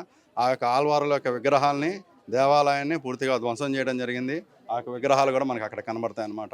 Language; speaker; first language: Telugu; native; Telugu